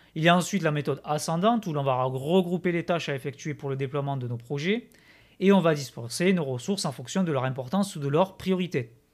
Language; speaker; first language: French; native; French